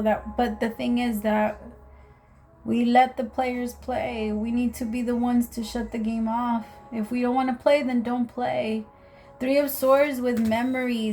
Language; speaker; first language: English; native; English